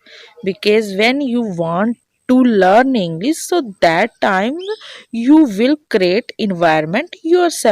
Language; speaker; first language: English; non-native, learner; Hindi